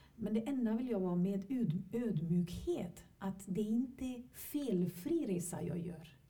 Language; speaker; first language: Swedish; non-native, fluent; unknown